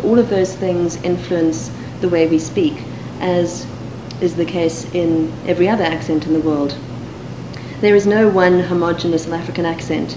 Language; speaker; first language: English; native; English